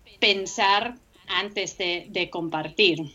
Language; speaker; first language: Spanish; non-native, fluent; English